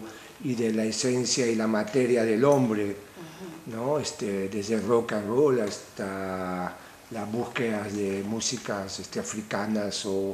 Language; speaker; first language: Spanish; native; Spanish